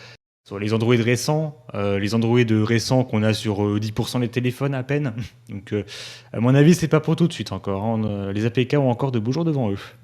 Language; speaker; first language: French; native; French